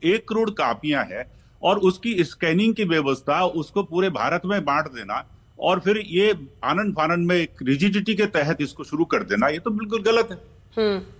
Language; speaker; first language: Hindi; native; Hindi